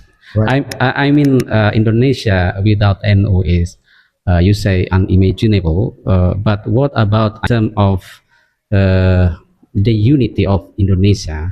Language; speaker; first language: English; non-native, fluent; Indonesian